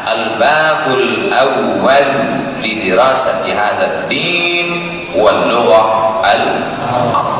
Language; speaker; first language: Arabic; non-native, fluent; Indonesian